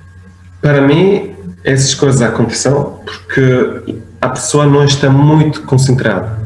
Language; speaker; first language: Portuguese; non-native, fluent; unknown